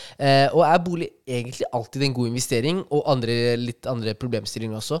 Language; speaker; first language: Norwegian; early bilingual, other home language; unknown